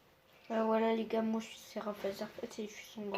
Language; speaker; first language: French; native; French